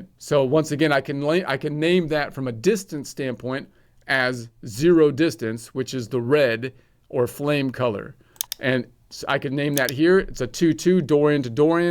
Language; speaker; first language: English; native; English